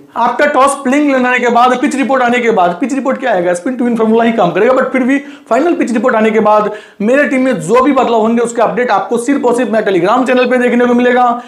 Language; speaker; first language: Hindi; native; Hindi